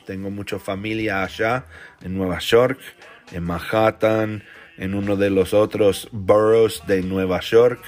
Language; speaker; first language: Spanish; non-native, fluent; English